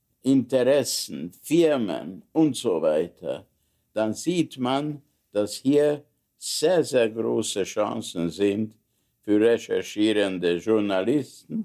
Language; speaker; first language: German; non-native, fluent; Hungarian